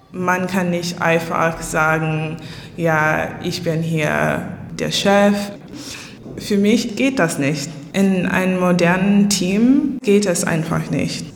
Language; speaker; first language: German; non-native, fluent; English